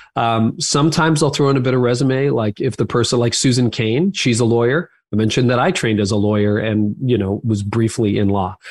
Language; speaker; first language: English; native; English